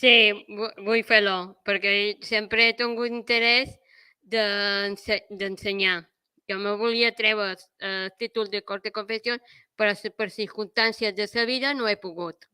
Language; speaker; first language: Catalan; non-native, learner; Spanish